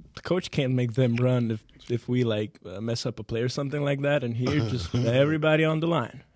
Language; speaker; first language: English; non-native, fluent; Serbian